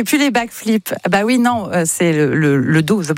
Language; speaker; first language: French; native; French